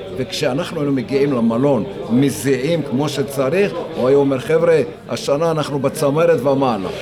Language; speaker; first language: Hebrew; native; Hebrew